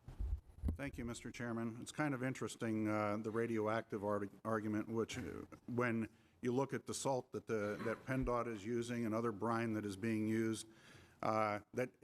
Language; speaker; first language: English; native; English